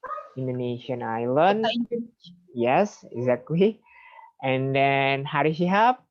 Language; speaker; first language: English; non-native, fluent; Indonesian